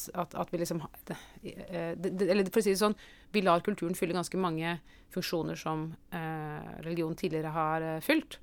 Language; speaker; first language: Norwegian; native; Norwegian